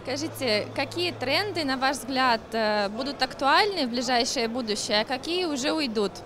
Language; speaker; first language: Russian; native; Russian